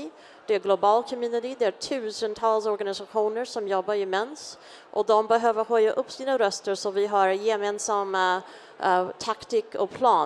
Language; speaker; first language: Swedish; non-native, fluent; English